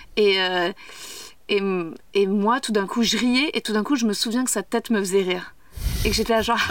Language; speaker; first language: French; native; French